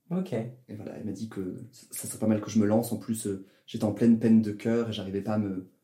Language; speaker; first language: French; native; French